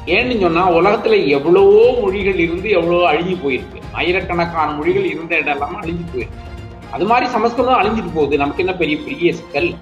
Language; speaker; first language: Tamil; native; Tamil